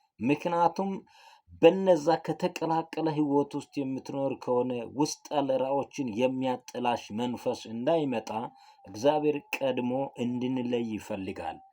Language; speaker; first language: Amharic; non-native, local second language; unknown